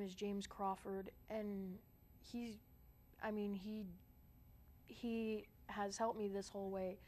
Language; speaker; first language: English; native; English